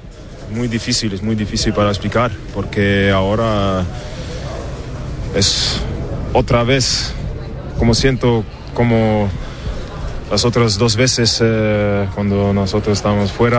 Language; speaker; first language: Spanish; non-native, learner; German